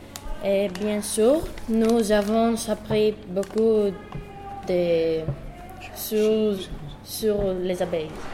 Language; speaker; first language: French; non-native, learner; Greek